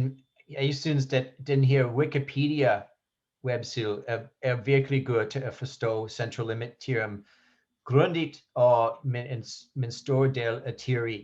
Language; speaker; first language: Danish; non-native, fluent; English